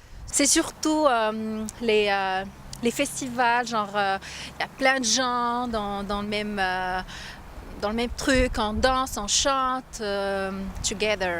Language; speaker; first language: French; non-native, local second language; Arabic